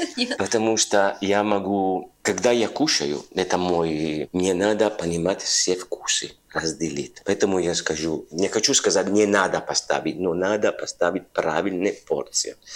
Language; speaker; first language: Russian; non-native, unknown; Italian